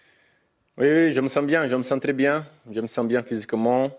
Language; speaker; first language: French; non-native, learner; Portuguese